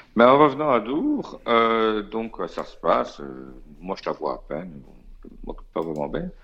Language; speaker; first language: French; native; French